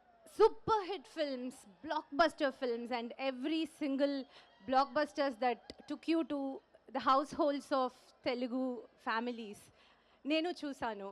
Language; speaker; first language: Telugu; non-native, learner; Tamil